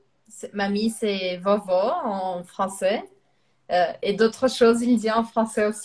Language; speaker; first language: French; non-native, fluent; Portuguese